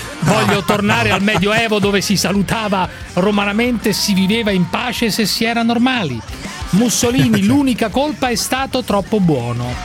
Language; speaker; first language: Italian; native; Italian